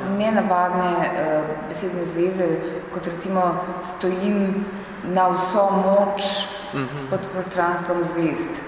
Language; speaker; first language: Slovenian; native; Slovenian